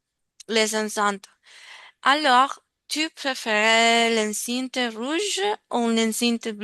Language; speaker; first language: French; non-native, learner; Spanish